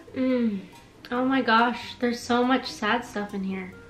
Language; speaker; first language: English; native; English